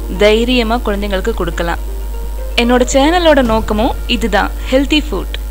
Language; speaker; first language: Tamil; non-native, local second language; Malayalam